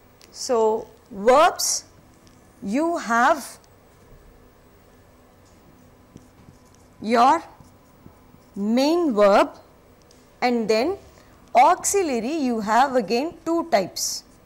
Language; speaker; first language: English; non-native, local second language; Tamil